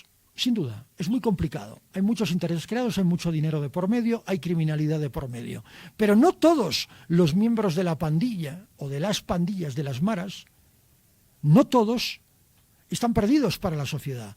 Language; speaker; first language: Spanish; native; Spanish